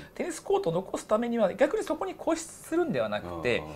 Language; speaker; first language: Japanese; native; Japanese